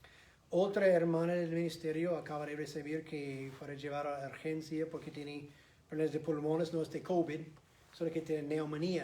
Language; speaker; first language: Spanish; non-native, fluent; English